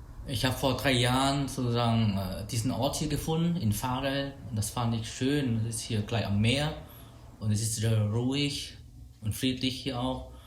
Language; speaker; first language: German; non-native, fluent; Vietnamese